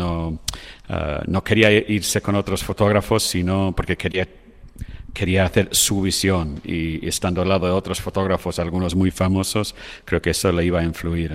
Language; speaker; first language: Spanish; non-native, fluent; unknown